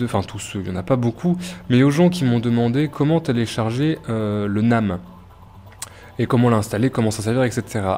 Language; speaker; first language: French; native; French